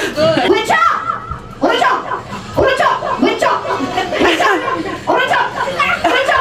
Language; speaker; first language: Korean; non-native, learner; Filipino